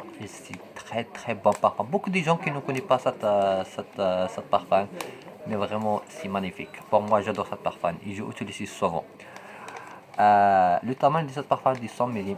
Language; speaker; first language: French; non-native, local second language; Arabic